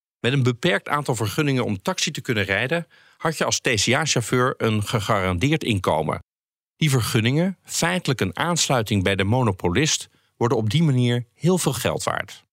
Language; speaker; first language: Dutch; native; Dutch